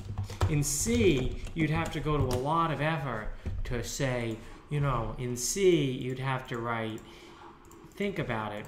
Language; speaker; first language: English; native; English